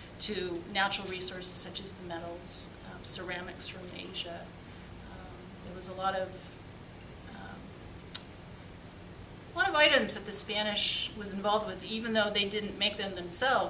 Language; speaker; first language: English; native; English